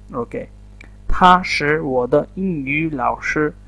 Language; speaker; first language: Chinese; non-native, learner; Urdu